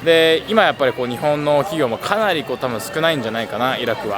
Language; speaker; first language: Japanese; native; Japanese